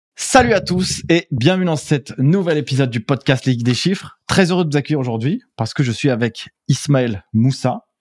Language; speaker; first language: French; native; French